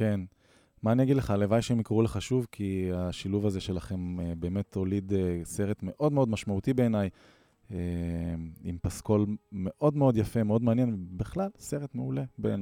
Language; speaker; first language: Hebrew; native; Hebrew